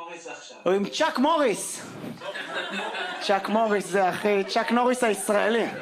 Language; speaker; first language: Hebrew; native; Hebrew